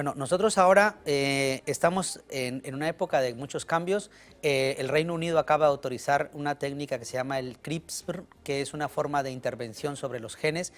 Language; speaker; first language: Spanish; native; Spanish